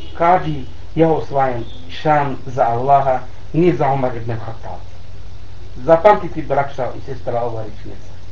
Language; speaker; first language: Bosnian; non-native, learner; Arabic